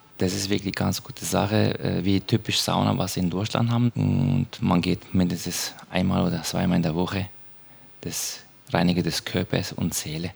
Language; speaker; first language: German; non-native, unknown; Turkish